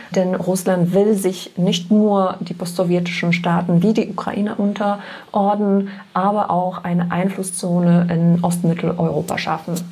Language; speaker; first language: German; non-native, fluent; Polish